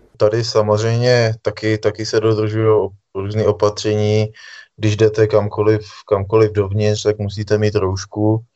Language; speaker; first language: Czech; native; Czech